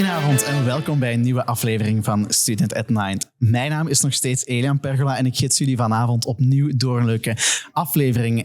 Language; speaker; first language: Dutch; native; Dutch